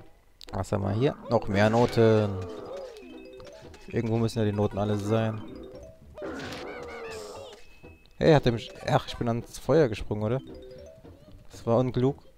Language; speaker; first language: German; native; German